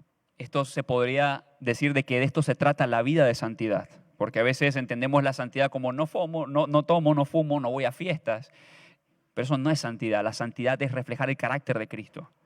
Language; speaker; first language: Spanish; native; Spanish